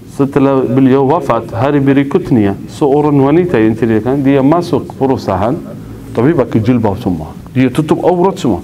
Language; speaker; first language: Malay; non-native, fluent; Arabic